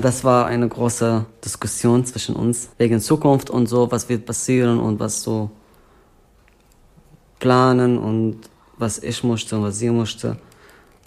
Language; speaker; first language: German; non-native, learner; Arabic